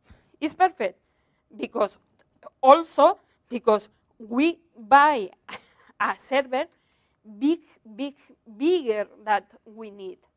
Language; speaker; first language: English; non-native, learner; Spanish